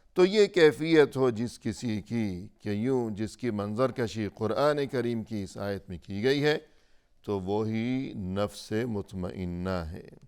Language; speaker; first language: Urdu; native; Urdu